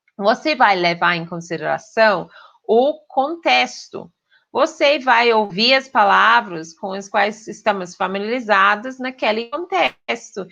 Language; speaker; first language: Portuguese; non-native, fluent; English